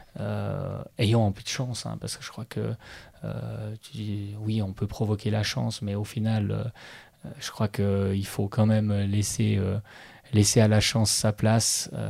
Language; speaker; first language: French; native; French